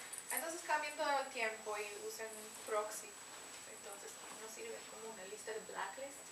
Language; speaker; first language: Spanish; non-native, fluent; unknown